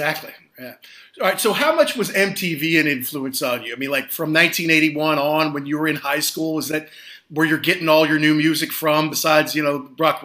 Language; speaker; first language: English; native; English